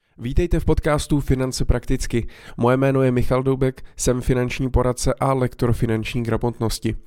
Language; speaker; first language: Czech; native; Czech